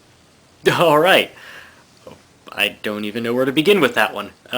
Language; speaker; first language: English; native; English